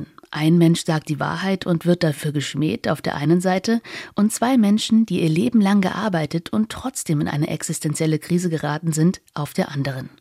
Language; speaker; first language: German; native; German